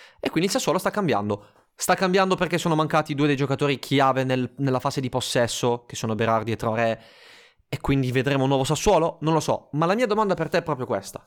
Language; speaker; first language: Italian; native; Italian